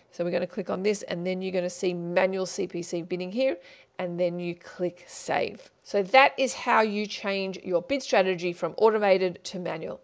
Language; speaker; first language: English; native; English